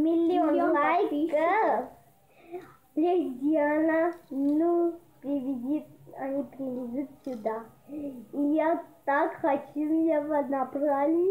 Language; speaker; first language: Russian; early bilingual, heritage; Russian